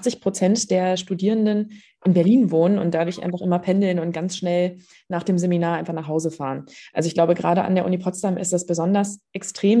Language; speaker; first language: German; native; German